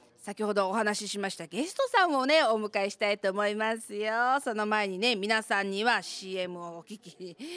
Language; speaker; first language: Japanese; native; Japanese